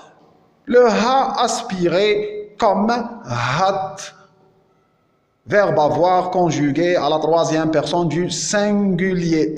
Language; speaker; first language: French; non-native, local second language; Arabic